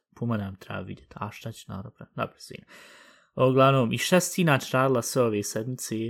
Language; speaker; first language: Bosnian; early bilingual, heritage; Bosnian